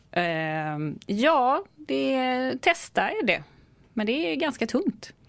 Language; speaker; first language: Swedish; native; Swedish